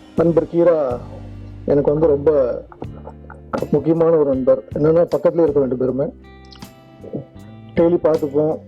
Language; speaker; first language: Tamil; native; Tamil